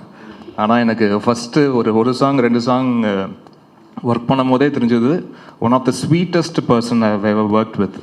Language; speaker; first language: Tamil; native; Tamil